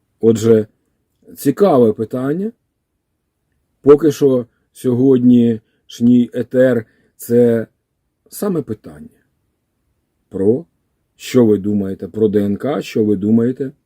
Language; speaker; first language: Ukrainian; native; Ukrainian